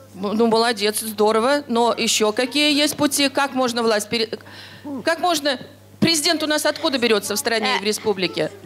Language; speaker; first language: Russian; non-native, local second language; Tatar